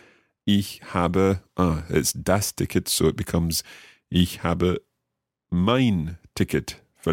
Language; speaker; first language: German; non-native, learner; English